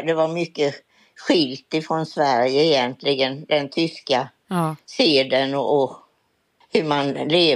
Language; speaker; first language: Swedish; native; Swedish